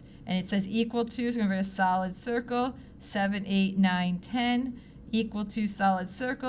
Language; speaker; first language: English; native; English